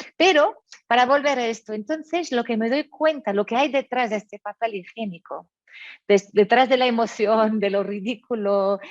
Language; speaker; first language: Spanish; non-native, fluent; French